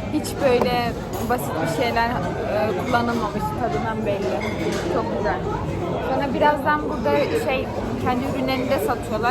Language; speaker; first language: Turkish; early bilingual, heritage; Turkish